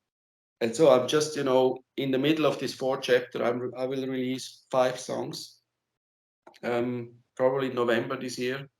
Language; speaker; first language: English; non-native, fluent; German